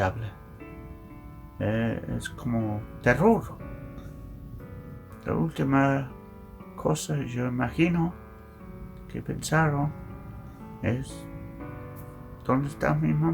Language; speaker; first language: Spanish; non-native, learner; English